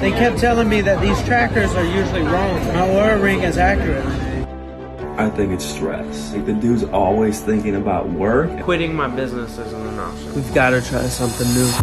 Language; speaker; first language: English; native; English